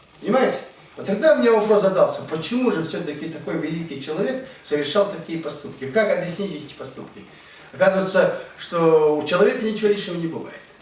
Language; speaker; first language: Russian; non-native, local second language; Buriat